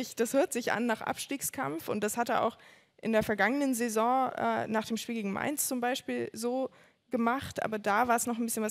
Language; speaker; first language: German; native; German